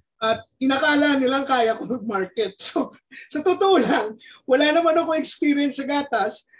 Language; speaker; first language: Filipino; native; Filipino